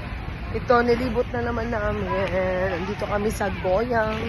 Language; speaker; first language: Filipino; non-native, local second language; Cebuano